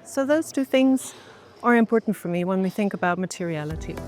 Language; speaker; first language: English; non-native, fluent; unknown